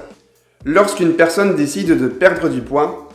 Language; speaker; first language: French; native; French